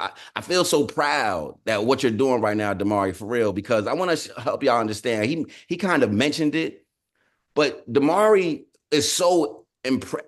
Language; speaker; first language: English; native; English